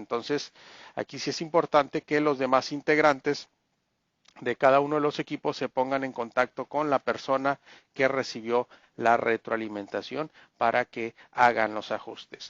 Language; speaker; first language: Spanish; native; Spanish